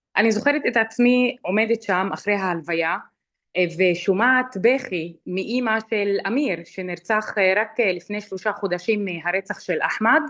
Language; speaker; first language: Hebrew; non-native, local second language; Arabic